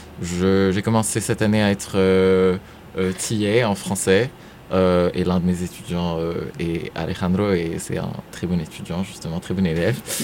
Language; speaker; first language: French; non-native, local second language; Arabic